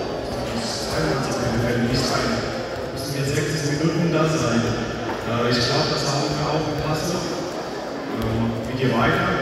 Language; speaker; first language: German; non-native, learner; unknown